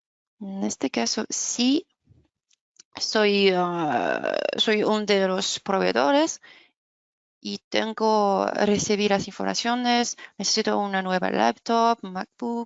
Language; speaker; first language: Spanish; non-native, fluent; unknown